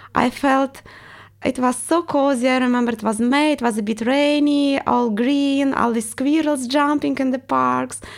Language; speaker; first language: English; non-native, fluent; Estonian